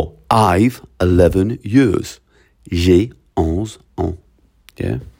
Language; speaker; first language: French; non-native, fluent; English